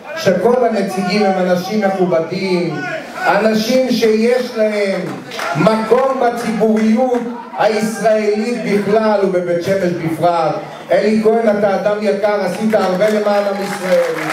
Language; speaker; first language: Hebrew; native; Hebrew